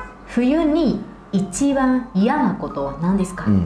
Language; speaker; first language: Japanese; non-native, fluent; Burmese